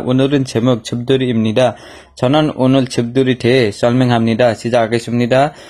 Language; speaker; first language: Korean; non-native, learner; Nepali